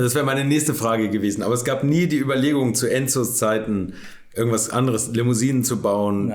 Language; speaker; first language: German; native; German